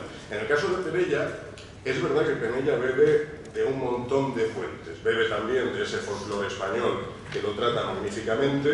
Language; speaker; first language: Spanish; native; Spanish